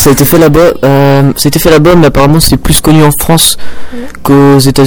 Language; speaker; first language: French; native; French